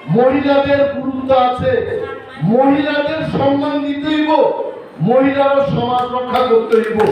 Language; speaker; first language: Bangla; non-native, local second language; Kok Borok